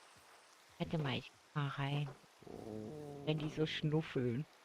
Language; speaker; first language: German; native; German